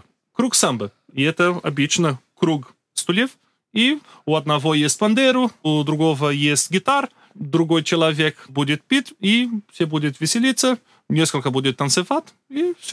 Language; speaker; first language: Russian; non-native, learner; Portuguese